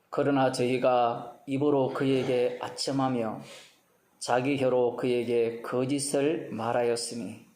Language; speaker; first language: Korean; native; Korean